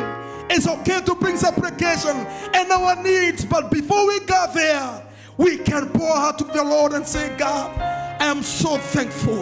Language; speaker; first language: English; non-native, local second language; Swahili